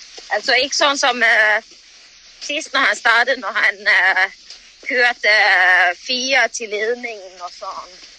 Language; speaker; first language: Danish; non-native, fluent; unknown